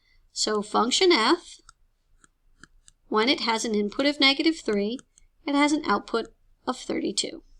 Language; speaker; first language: English; native; English